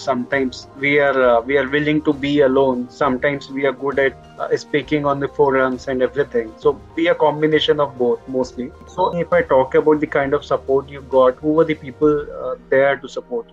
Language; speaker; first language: English; non-native, local second language; Hindi